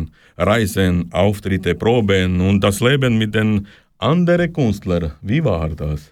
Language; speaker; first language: German; non-native, learner; Slovak